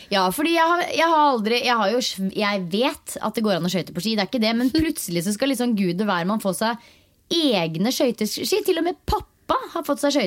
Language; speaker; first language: Norwegian; native; Norwegian